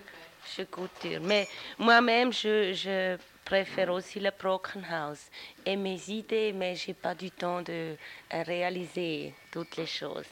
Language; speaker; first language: French; non-native, local second language; German